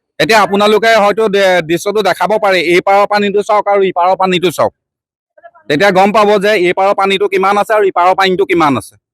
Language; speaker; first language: Assamese; native; Assamese